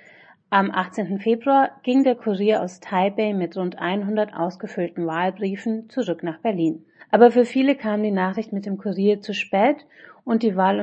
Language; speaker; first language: German; native; German